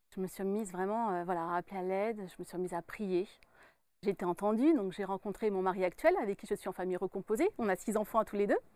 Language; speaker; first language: French; native; French